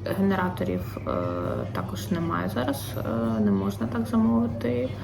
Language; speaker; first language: Ukrainian; non-native, local second language; Russian